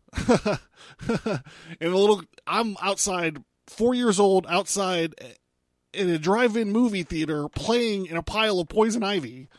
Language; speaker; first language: English; native; English